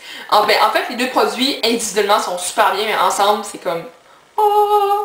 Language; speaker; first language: French; native; French